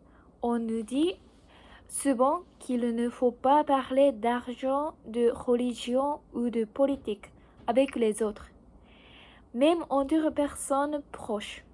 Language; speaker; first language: French; non-native, learner; Japanese